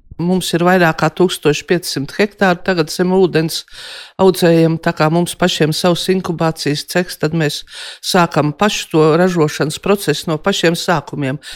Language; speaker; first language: Latvian; native; Latvian